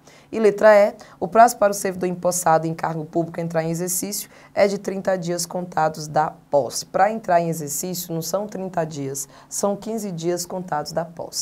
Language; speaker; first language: Portuguese; native; Portuguese